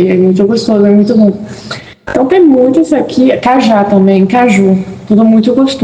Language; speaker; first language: Portuguese; non-native, fluent; French